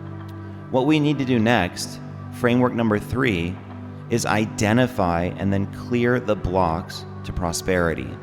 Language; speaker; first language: English; native; English